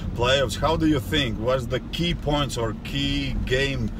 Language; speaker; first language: English; non-native, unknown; Latvian